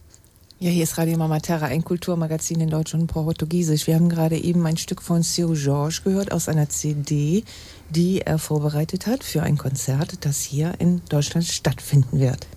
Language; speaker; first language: German; native; German